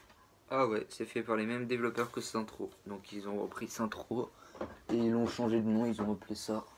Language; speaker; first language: French; native; French